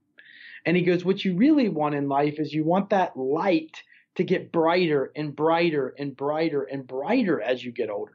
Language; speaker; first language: English; native; English